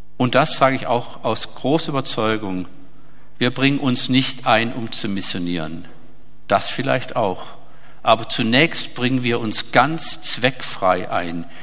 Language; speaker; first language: German; native; German